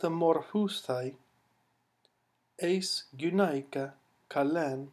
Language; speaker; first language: Greek; non-native, fluent; English